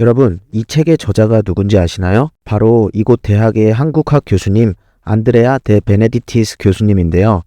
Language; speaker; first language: Korean; native; Korean